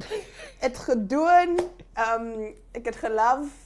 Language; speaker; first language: Afrikaans; non-native, learner; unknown